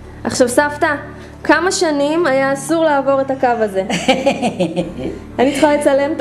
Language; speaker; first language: Hebrew; native; Hebrew